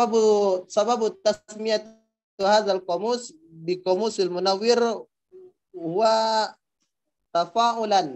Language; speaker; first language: Arabic; non-native, learner; Indonesian